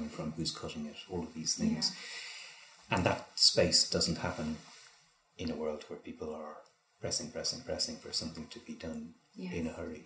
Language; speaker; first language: English; native; English